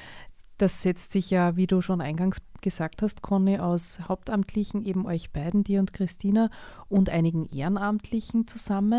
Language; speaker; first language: German; native; German